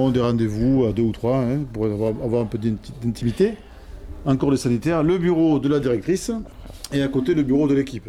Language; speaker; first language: French; native; French